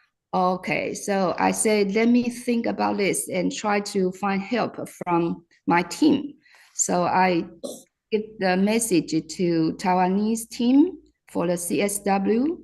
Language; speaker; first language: English; non-native, fluent; Chinese